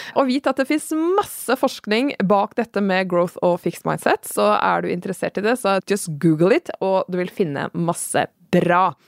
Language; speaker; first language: Norwegian; native; Norwegian